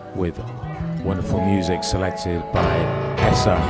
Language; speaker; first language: English; native; English